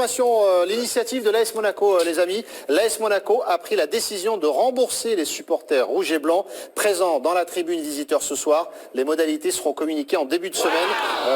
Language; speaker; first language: French; native; French